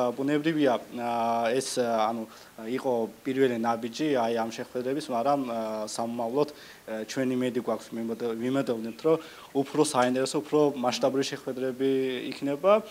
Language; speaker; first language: Georgian; non-native, local second language; Azerbaijani